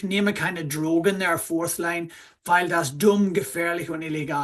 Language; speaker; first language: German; non-native, fluent; English